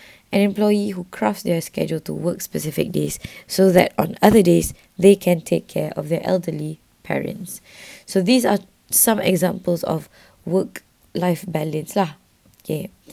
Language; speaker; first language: English; non-native, local second language; Malay